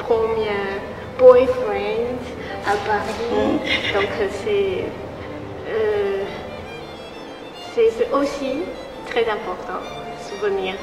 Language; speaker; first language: French; non-native, learner; Chinese